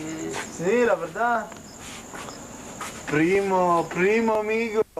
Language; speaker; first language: Spanish; non-native, learner; Hebrew